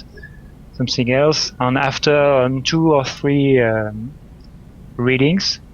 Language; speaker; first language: English; non-native, learner; French